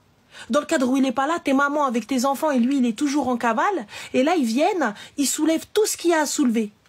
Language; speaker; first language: French; native; French